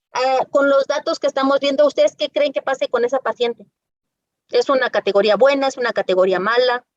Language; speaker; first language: Spanish; native; Spanish